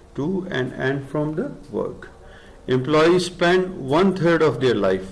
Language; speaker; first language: English; non-native, local second language; Urdu